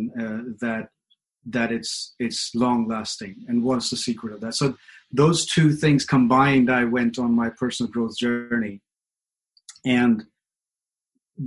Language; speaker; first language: English; non-native, local second language; Hindi